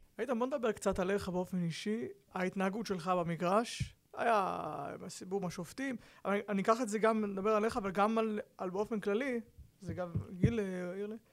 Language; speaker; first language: Hebrew; native; Hebrew